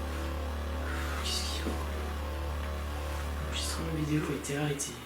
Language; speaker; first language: French; native; French